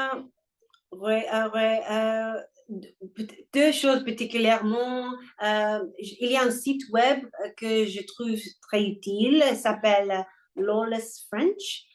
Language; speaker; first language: French; non-native, learner; English